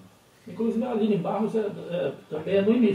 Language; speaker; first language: Portuguese; native; Portuguese